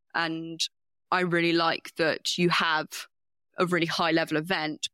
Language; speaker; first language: English; native; English